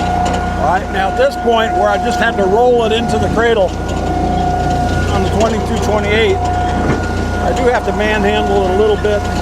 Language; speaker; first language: English; native; English